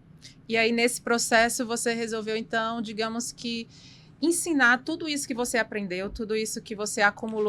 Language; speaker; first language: Portuguese; native; Portuguese